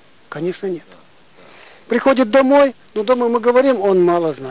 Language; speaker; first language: Russian; non-native, local second language; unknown